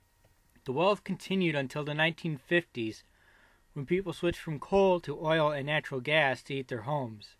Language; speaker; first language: English; native; English